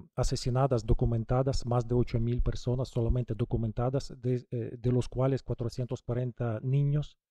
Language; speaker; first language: Spanish; non-native, fluent; Ukrainian